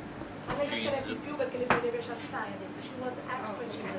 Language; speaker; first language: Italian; native; Italian